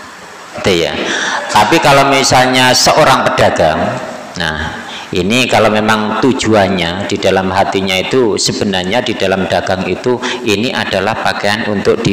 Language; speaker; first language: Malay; non-native, local second language; Javanese